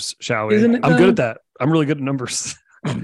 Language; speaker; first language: English; native; English